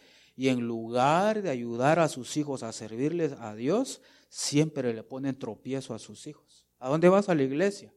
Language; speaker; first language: Spanish; native; Spanish